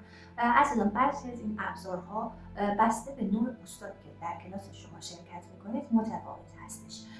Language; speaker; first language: Persian; native; Persian